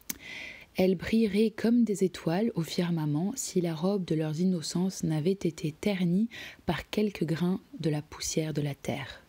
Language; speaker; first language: French; native; French